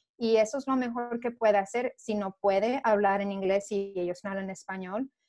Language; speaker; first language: Spanish; early bilingual, heritage; Spanish